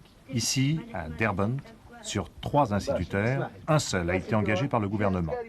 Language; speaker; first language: French; native; French